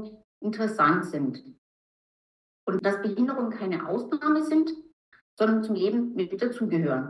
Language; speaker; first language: German; native; German